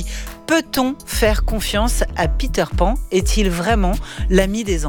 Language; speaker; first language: French; native; French